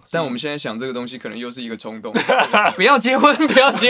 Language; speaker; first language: Chinese; native; Chinese